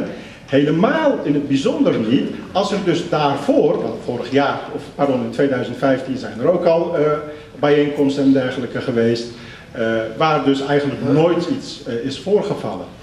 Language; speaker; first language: Dutch; early bilingual, other home language; Turkish